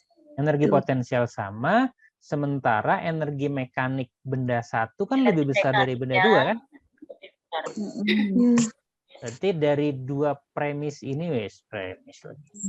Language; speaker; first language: Indonesian; native; Indonesian